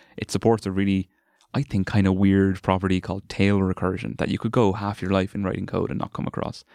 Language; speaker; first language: English; native; English